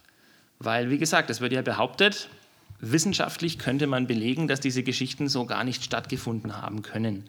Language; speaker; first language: German; native; German